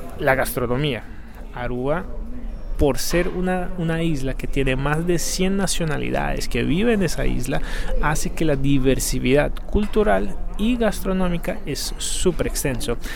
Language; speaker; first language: Spanish; non-native, fluent; Papiamento